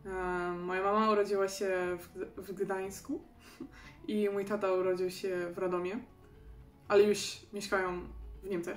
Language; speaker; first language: Polish; early bilingual, heritage; Polish